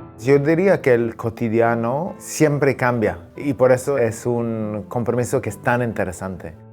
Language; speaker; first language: Spanish; non-native, fluent; English